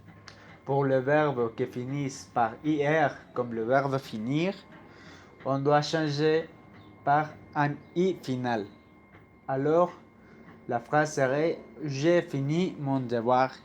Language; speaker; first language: French; non-native, learner; Spanish